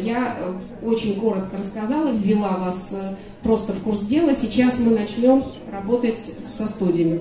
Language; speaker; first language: Russian; native; Russian